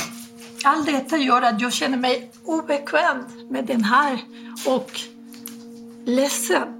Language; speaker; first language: Swedish; non-native, fluent; Spanish